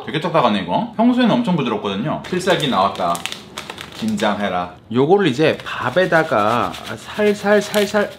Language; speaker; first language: Korean; native; Korean